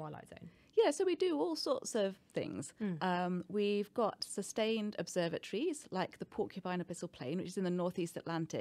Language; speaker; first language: English; native; English